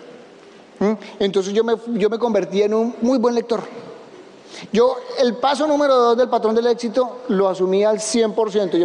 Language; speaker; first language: Spanish; native; Spanish